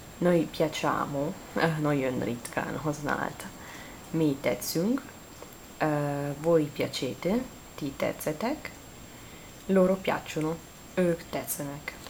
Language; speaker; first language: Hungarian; non-native, learner; Italian